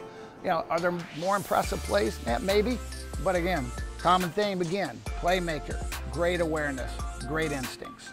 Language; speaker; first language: English; native; English